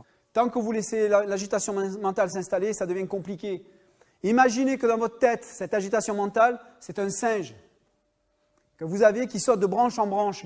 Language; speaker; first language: French; native; French